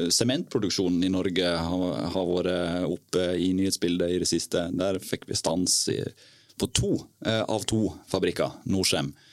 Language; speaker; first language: Norwegian; native; Norwegian